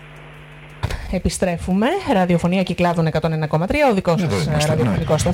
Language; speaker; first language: Greek; native; Greek